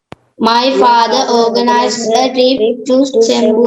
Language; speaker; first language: English; non-native, learner; Sinhala